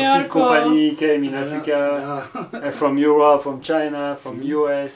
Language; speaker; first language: English; non-native, learner; French